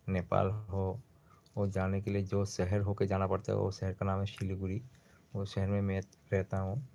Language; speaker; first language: Hindi; non-native, local second language; Bangla